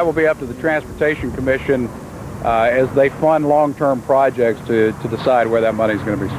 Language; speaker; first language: English; native; English